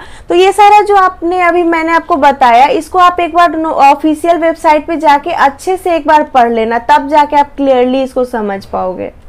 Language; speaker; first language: Hindi; native; Hindi